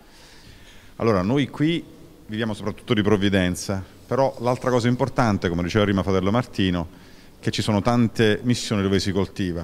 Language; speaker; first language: Italian; native; Italian